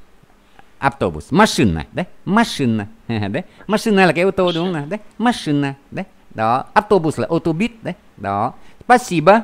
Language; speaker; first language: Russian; non-native, fluent; Vietnamese